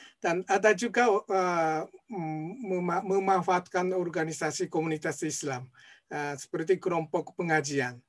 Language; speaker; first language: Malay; non-native, fluent; Japanese